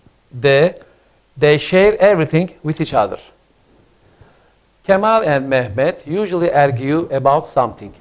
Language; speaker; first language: English; non-native, fluent; Turkish